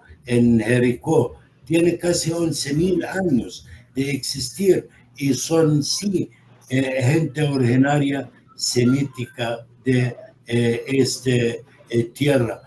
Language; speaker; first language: Spanish; non-native, fluent; Arabic